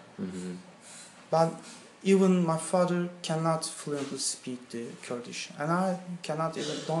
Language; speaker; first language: English; non-native, fluent; Turkish